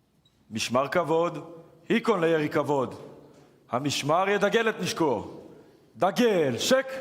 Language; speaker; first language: Hebrew; native; Hebrew